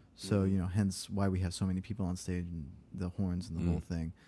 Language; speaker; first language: English; early bilingual, other home language; French